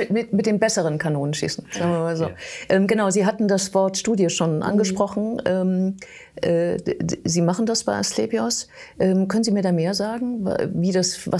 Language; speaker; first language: German; native; German